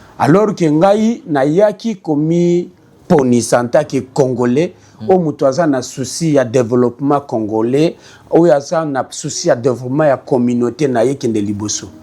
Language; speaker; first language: Lingala; non-native, local second language; Swahili